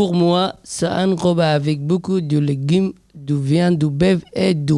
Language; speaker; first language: French; non-native, learner; Somali